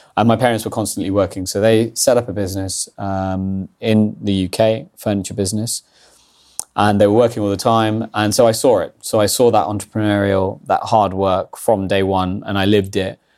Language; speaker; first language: English; early bilingual, other home language; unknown